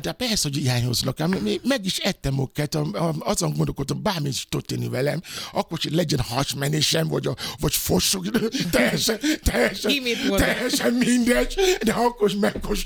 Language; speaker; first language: Hungarian; non-native, fluent; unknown